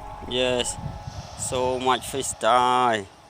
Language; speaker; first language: English; non-native, learner; Khmer